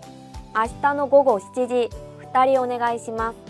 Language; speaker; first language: Japanese; non-native, fluent; Korean